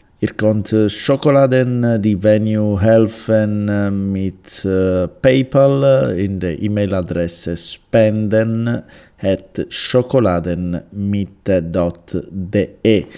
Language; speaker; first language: German; non-native, learner; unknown